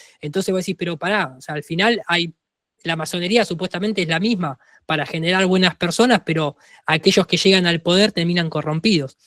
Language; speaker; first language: Spanish; native; Spanish